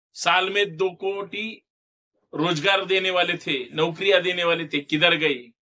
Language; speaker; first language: Hindi; non-native, local second language; Marathi